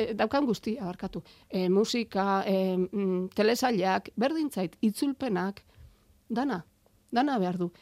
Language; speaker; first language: Basque; native; Basque